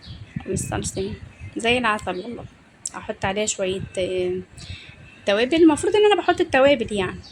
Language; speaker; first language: Arabic; native; Arabic